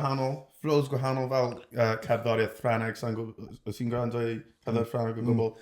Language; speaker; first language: Welsh; native; Welsh